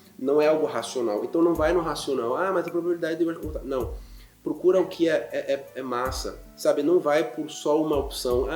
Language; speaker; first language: Portuguese; non-native, fluent; German